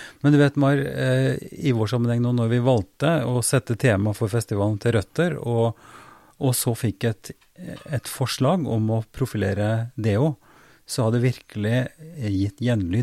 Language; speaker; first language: Norwegian; native; Norwegian